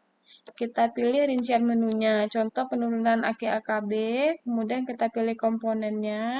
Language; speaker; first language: Indonesian; native; Indonesian